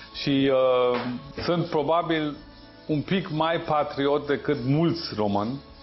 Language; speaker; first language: Romanian; non-native, fluent; Persian